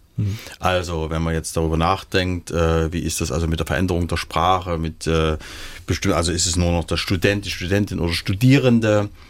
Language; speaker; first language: German; native; German